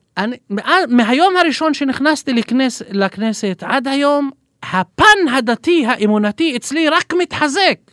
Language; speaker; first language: Hebrew; non-native, local second language; Arabic